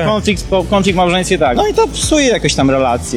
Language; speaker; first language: Polish; native; Polish